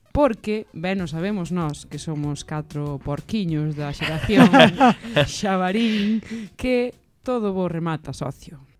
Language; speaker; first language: Galician; native; Galician